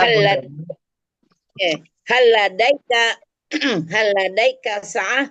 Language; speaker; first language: Arabic; non-native, learner; Sundanese